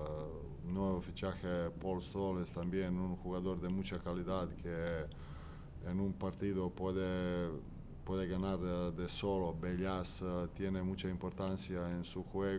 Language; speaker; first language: Spanish; non-native, fluent; Croatian